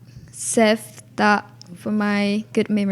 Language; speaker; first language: English; non-native, learner; Indonesian